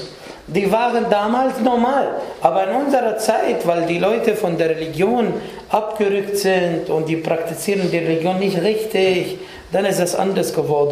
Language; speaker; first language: German; non-native, fluent; Arabic